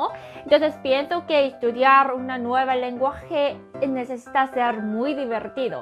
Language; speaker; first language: Spanish; non-native, fluent; Korean